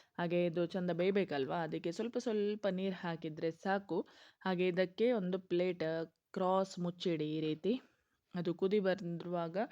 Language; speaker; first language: Kannada; non-native, local second language; Konkani